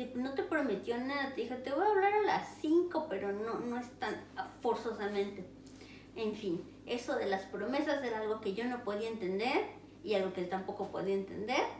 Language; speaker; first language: Spanish; native; Spanish